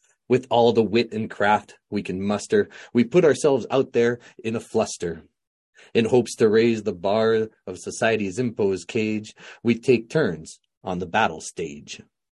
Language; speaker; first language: English; non-native, local second language; French